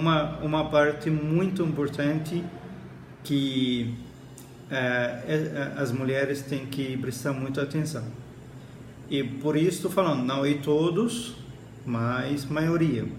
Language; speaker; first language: Portuguese; non-native, fluent; Arabic